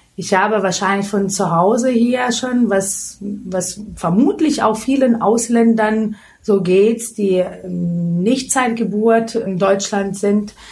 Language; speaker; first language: German; non-native, fluent; Lithuanian